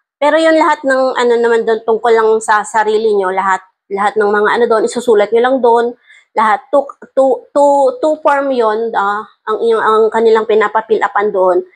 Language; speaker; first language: Filipino; native; Filipino